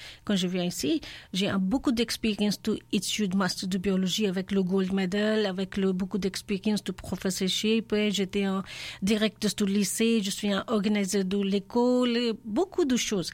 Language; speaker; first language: French; non-native, learner; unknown